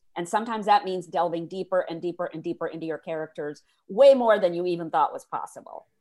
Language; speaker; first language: English; early bilingual, other home language; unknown